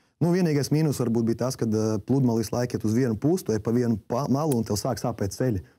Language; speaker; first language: Latvian; non-native, local second language; Russian